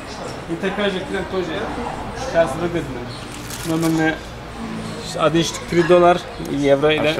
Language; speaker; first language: Russian; non-native, learner; Turkish